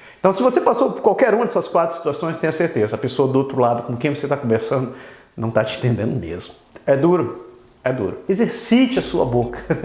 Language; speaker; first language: Portuguese; native; Portuguese